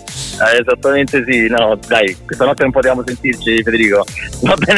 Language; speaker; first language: Italian; native; Italian